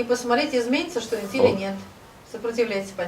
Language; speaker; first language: Russian; native; Russian